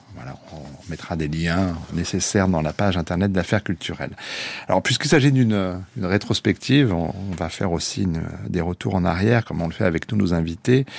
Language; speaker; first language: French; native; French